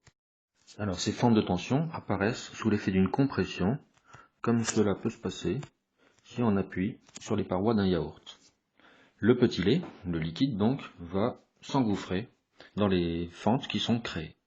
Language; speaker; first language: French; native; French